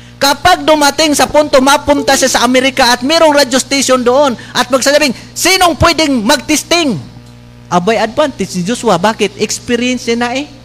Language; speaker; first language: Filipino; non-native, local second language; Bikol